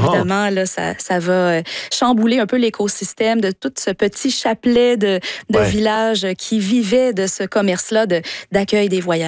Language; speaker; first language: French; native; French